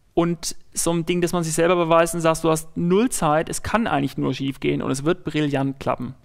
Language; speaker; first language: German; native; German